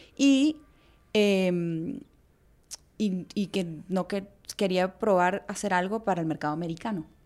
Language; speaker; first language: Spanish; native; Spanish